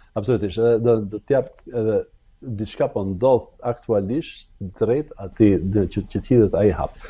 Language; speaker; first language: Albanian; early bilingual, other home language; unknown